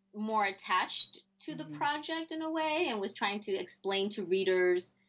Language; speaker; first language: English; early bilingual, other home language; Spanish